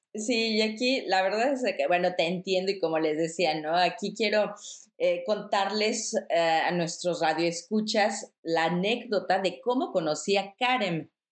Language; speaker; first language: Spanish; native; Spanish